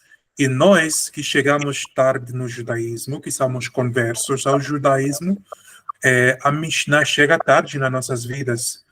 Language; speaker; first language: Portuguese; non-native, fluent; Spanish